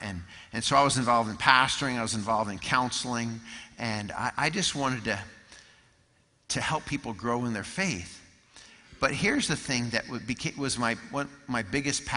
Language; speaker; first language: English; native; English